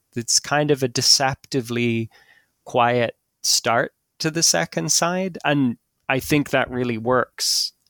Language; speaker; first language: English; native; English